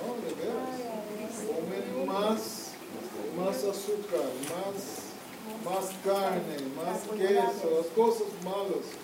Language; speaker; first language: Spanish; non-native, fluent; English